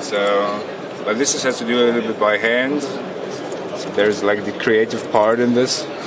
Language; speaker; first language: English; non-native, fluent; German